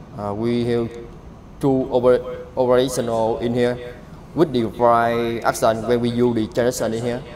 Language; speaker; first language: English; non-native, learner; Vietnamese